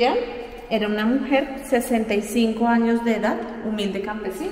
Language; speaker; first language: Spanish; native; Spanish